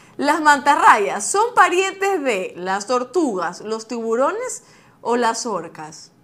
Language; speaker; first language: Spanish; native; Spanish